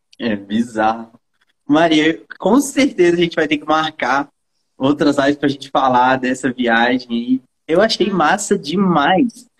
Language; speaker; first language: Portuguese; native; Portuguese